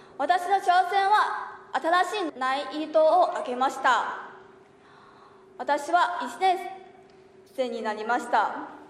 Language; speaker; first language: Japanese; non-native, learner; Chinese